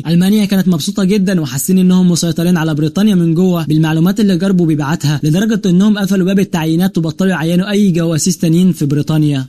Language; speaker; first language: Arabic; native; Arabic